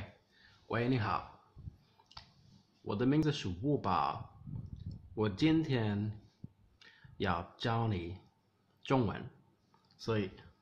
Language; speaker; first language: Chinese; non-native, learner; English